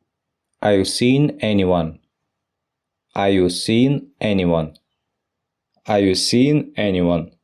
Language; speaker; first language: English; non-native, fluent; Russian